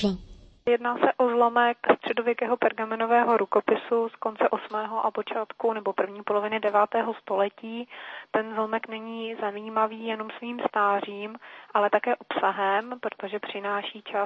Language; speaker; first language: Czech; native; Czech